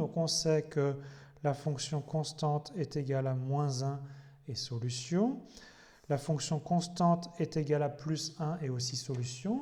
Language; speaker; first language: French; native; French